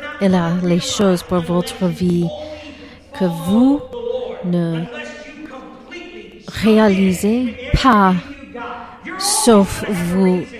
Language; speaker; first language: French; non-native, learner; English